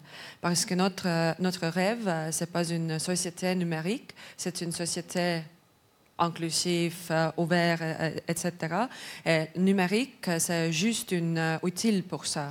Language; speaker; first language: French; non-native, learner; Estonian